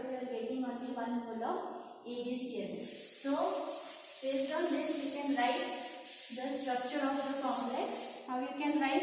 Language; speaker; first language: English; non-native, local second language; Marathi